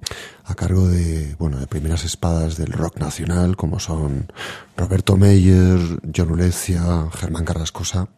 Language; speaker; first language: Spanish; native; Spanish